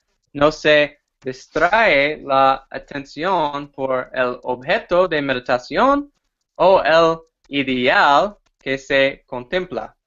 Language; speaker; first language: Spanish; non-native, fluent; English